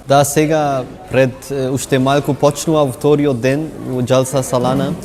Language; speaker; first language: Macedonian; non-native, local second language; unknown